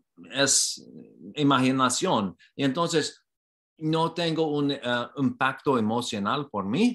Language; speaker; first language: Spanish; non-native, learner; English